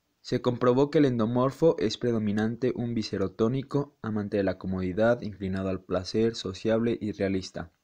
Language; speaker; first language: Spanish; native; Spanish